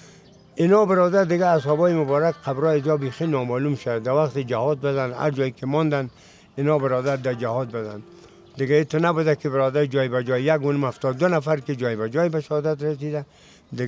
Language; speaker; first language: Persian; native; Persian